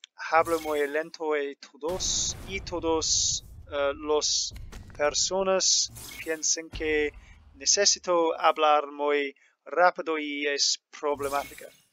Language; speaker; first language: Spanish; non-native, learner; English